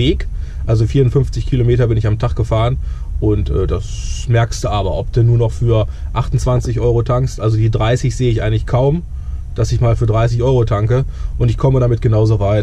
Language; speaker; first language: German; native; German